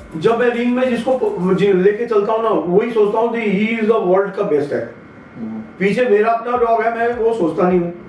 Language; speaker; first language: Hindi; non-native, local second language; Bangla